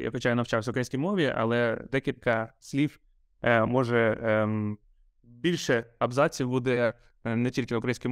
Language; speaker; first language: Ukrainian; non-native, local second language; Russian